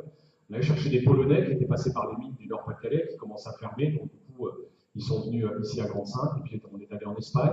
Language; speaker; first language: French; native; French